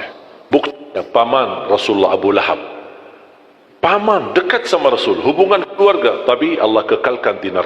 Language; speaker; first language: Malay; non-native, fluent; Arabic